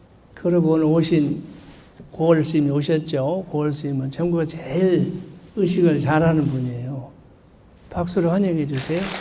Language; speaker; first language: Korean; native; Korean